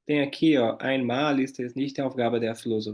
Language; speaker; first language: German; non-native, fluent; Portuguese